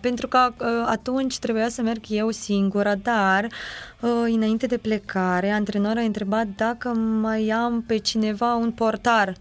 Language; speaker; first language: Romanian; non-native, fluent; Ukrainian